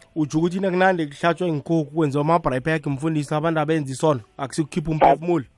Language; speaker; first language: Zulu; non-native, local second language; South Ndebele